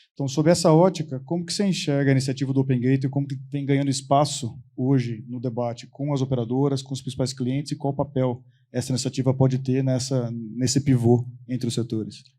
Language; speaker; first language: Portuguese; native; Portuguese